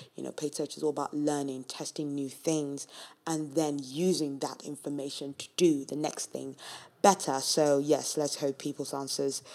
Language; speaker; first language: English; non-native, local second language; Yoruba